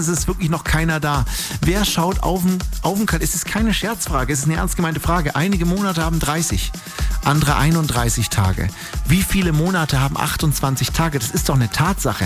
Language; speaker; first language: German; native; German